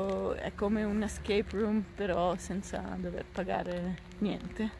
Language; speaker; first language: Italian; non-native, fluent; Dutch